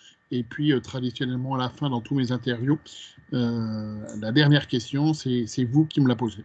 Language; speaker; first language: French; native; French